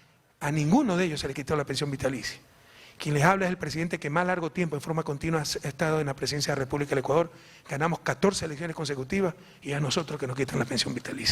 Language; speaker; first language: Spanish; native; Spanish